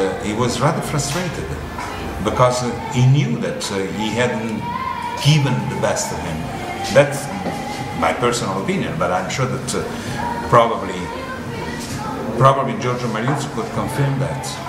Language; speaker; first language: English; non-native, fluent; Italian